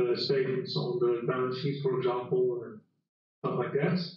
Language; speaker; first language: English; non-native, fluent; Dutch